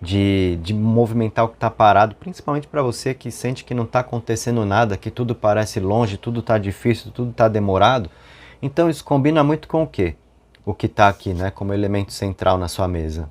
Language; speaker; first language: Portuguese; native; Portuguese